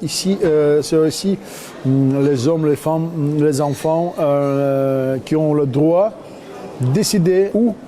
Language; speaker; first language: French; non-native, learner; Russian